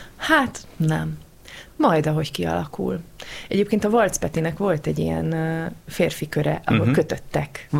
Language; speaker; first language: Hungarian; native; Hungarian